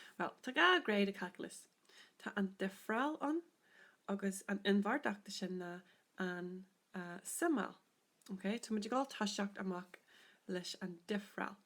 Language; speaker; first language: Irish; native; Irish